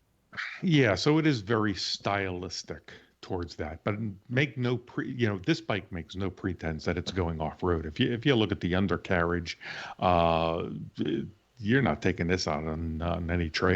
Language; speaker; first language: English; native; English